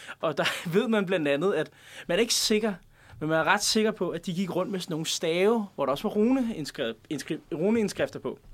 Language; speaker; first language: Danish; native; Danish